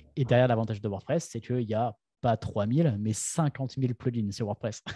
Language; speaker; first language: French; native; French